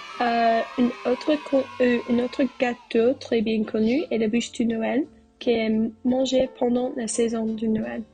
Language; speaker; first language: French; non-native, learner; English